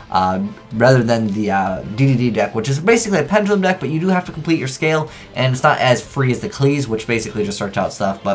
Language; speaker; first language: English; native; English